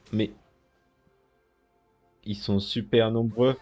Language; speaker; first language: French; native; French